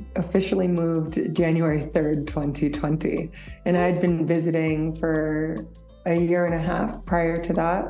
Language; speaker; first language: English; native; English